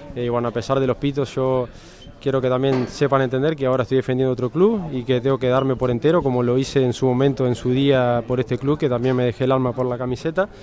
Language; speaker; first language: Spanish; native; Spanish